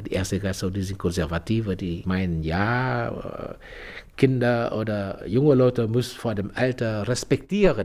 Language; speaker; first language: German; non-native, fluent; Vietnamese